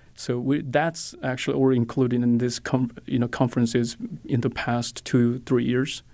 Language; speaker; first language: English; non-native, fluent; Korean